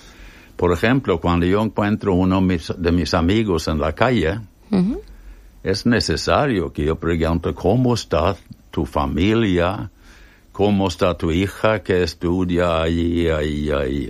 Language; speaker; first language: Spanish; non-native, fluent; Swedish